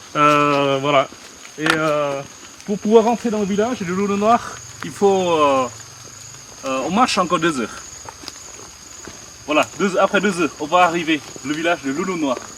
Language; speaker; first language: French; non-native, fluent; Vietnamese